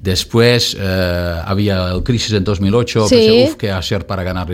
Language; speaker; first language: Spanish; non-native, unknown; Dutch